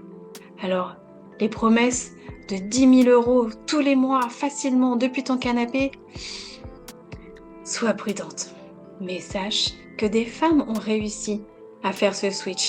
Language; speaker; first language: French; native; French